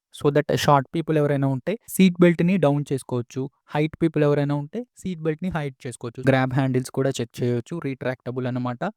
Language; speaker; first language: Telugu; native; Telugu